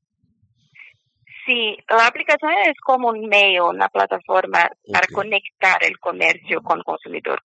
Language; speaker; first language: Spanish; non-native, learner; Portuguese